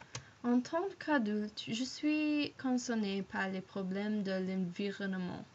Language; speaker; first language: French; non-native, learner; English